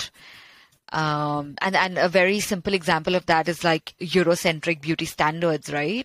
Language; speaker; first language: English; non-native, local second language; Bangla